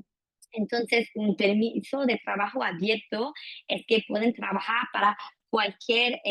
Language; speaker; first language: Spanish; non-native, fluent; French